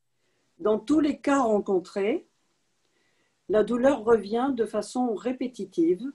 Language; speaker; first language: French; native; French